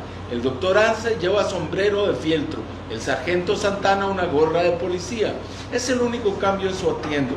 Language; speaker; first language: Spanish; native; Spanish